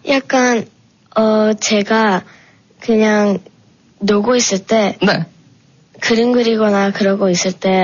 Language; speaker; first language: Korean; early bilingual, heritage; Korean